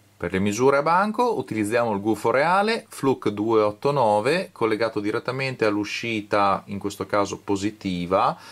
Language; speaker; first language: Italian; native; Italian